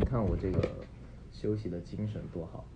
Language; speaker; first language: Chinese; native; Chinese